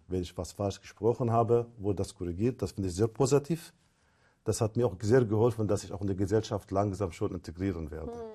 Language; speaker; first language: German; non-native, fluent; Arabic